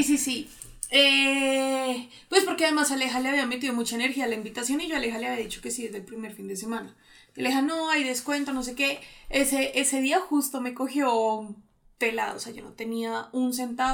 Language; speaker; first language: Spanish; native; Spanish